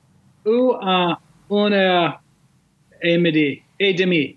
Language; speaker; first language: French; non-native, learner; English